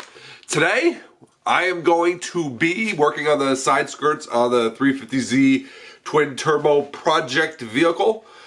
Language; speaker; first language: English; native; English